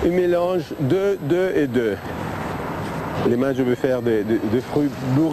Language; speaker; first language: French; non-native, fluent; Spanish